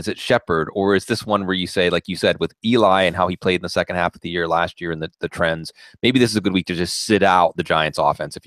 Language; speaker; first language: English; native; English